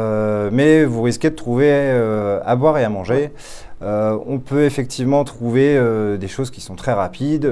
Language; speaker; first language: French; native; French